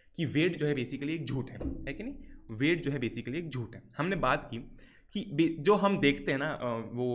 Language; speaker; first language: Hindi; native; Hindi